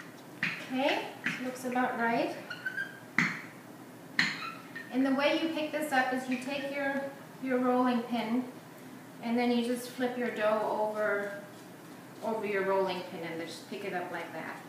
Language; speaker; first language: English; non-native, fluent; German